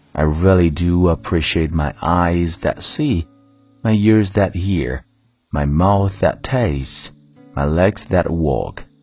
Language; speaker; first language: English; non-native, fluent; Chinese